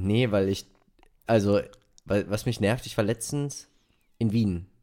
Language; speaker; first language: German; native; German